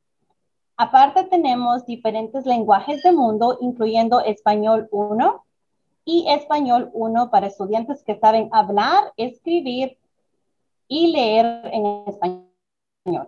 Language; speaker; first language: Spanish; early bilingual, other home language; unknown